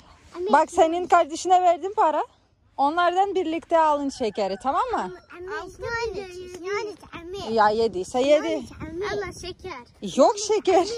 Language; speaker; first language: Turkish; non-native, fluent; Russian